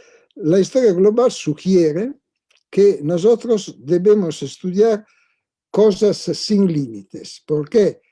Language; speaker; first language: Spanish; non-native, fluent; Italian